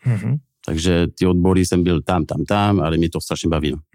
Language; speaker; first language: Czech; non-native, fluent; French